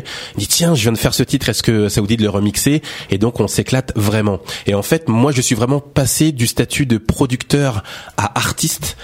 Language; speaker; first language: French; native; French